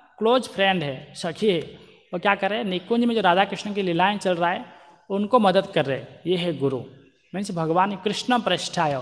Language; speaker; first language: Hindi; non-native, local second language; Marathi